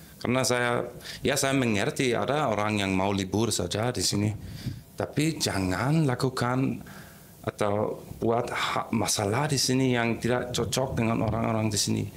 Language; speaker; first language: Indonesian; non-native, fluent; German